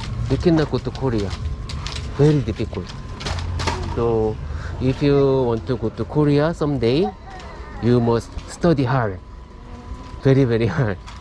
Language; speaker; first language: English; non-native, learner; Korean